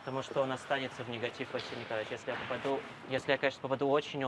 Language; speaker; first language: Russian; native; Russian